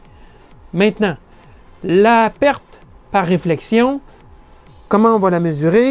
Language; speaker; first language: French; native; French